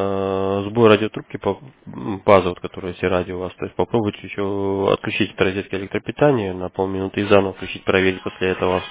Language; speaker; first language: Russian; native; Russian